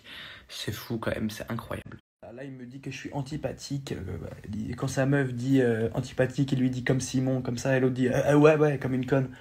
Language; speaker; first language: French; native; French